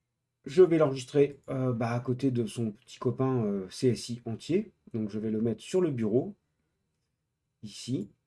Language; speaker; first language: French; native; French